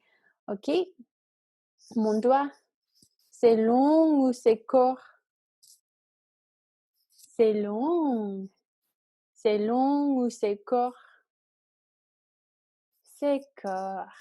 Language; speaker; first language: French; non-native, fluent; English